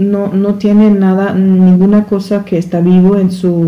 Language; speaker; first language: Spanish; non-native, learner; German